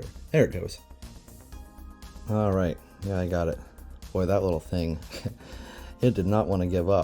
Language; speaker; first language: English; native; English